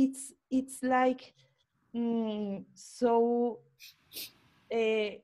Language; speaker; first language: English; non-native, learner; Spanish